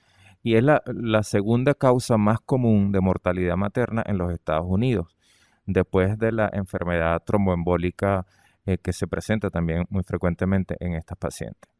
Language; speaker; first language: Spanish; native; Spanish